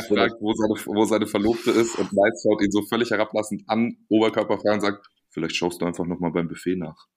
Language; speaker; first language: German; native; German